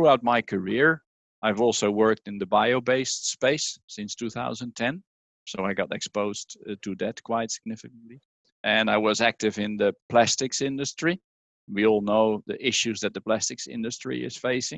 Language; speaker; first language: English; non-native, fluent; Dutch